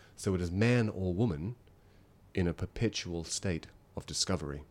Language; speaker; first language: English; native; English